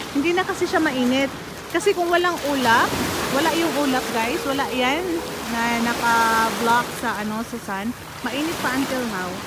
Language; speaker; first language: Filipino; non-native, local second language; Cebuano